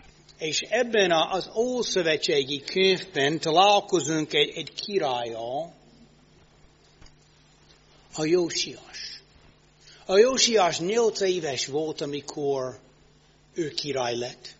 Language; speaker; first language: Hungarian; non-native, fluent; English